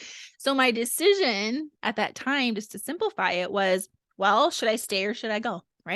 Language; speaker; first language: English; native; English